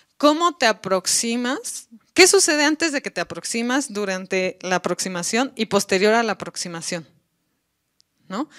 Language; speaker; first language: Spanish; native; Spanish